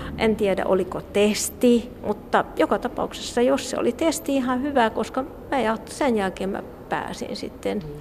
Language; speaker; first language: Finnish; non-native, fluent; Hungarian